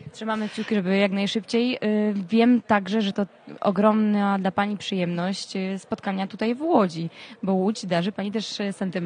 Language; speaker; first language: Polish; native; Polish